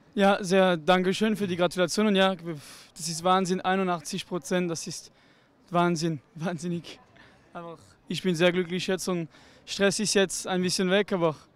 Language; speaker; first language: German; non-native, local second language; French